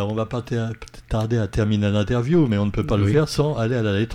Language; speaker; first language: French; native; French